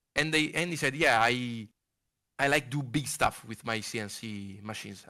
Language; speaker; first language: English; non-native, fluent; Italian